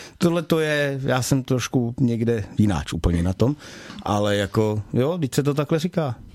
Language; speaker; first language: Czech; native; Czech